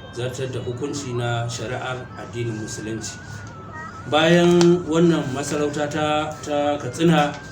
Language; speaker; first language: Hausa; native; Hausa